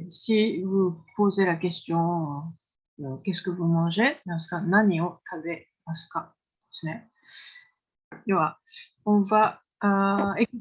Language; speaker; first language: French; non-native, fluent; Japanese